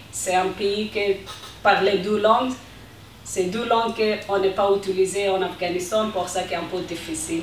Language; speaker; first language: French; non-native, learner; Persian